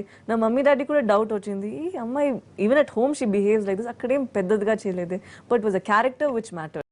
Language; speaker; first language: Telugu; non-native, fluent; Tamil